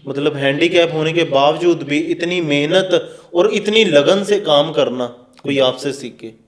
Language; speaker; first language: Hindi; non-native, local second language; Punjabi